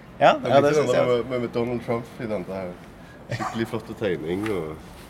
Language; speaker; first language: Norwegian; native; Norwegian